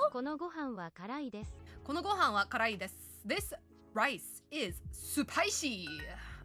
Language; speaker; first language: Japanese; non-native, learner; English